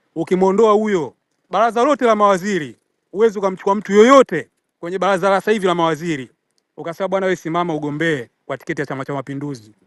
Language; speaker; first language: Swahili; native; Swahili